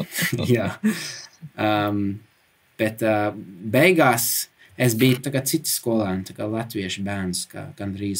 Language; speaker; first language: Latvian; early bilingual, heritage; English